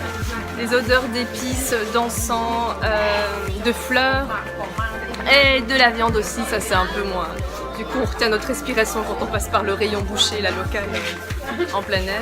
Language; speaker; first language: French; native; French